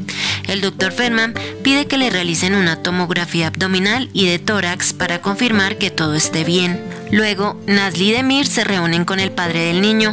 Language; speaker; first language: Spanish; native; Spanish